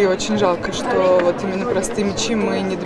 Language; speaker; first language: Russian; native; Russian